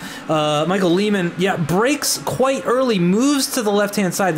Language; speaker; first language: English; native; English